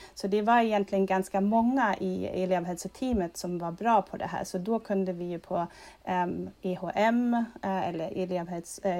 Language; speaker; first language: Swedish; non-native, fluent; German